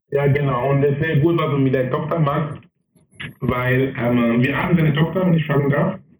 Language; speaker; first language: German; non-native, fluent; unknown